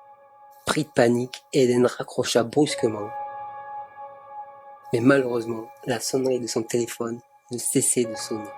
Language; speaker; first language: French; native; French